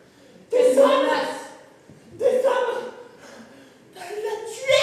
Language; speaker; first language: French; non-native, learner; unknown